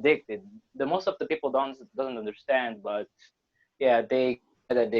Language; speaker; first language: English; non-native, learner; Portuguese